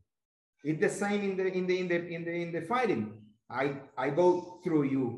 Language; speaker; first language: English; non-native, learner; Spanish